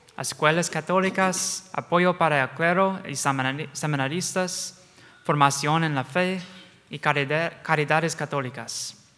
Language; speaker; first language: Spanish; non-native, fluent; English